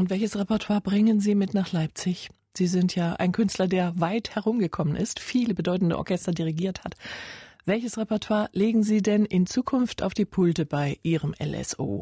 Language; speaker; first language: German; native; German